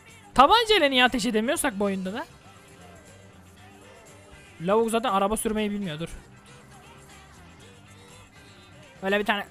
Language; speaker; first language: Turkish; native; Turkish